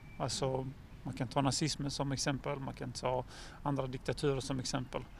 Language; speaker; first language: Swedish; native; Swedish